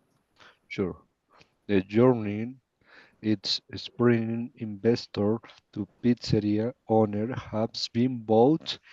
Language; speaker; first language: English; non-native, learner; Spanish